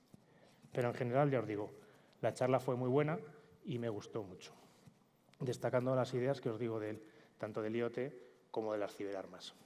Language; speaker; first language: Spanish; native; Spanish